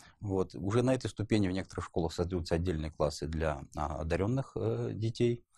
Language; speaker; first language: Russian; native; Russian